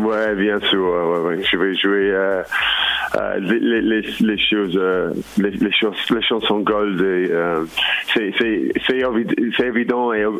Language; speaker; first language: French; non-native, learner; English